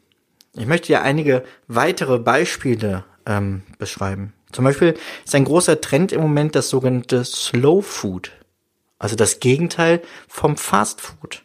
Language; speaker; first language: German; native; German